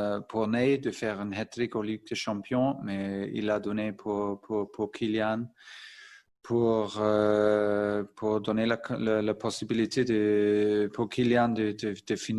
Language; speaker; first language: French; non-native, fluent; German